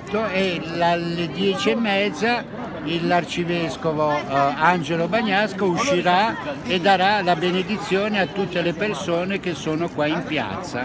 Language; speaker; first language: Italian; native; Italian